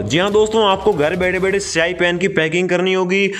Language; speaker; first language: Hindi; native; Hindi